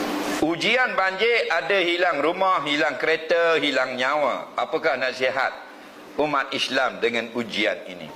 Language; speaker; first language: Malay; native; Malay